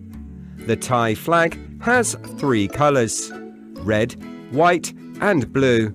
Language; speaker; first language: English; non-native, learner; Thai